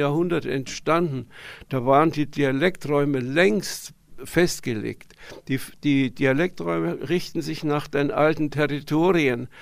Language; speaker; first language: German; native; German